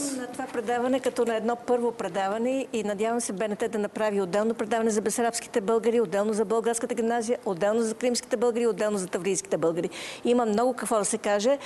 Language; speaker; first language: Bulgarian; native; Bulgarian